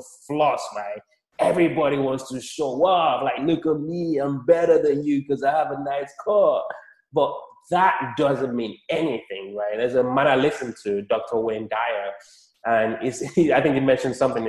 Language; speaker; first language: English; non-native, local second language; Yoruba